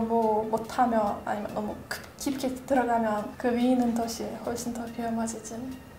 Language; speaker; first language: Korean; non-native, fluent; Russian